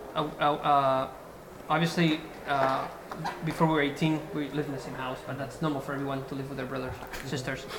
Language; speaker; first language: English; non-native, fluent; Spanish